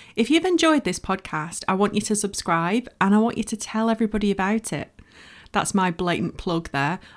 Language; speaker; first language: English; native; English